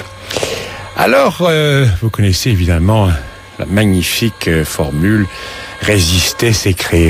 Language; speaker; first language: French; native; French